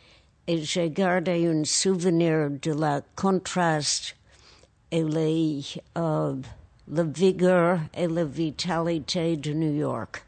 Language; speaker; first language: French; non-native, fluent; English